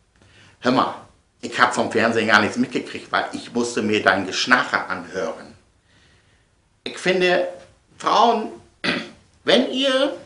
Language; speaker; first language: German; native; German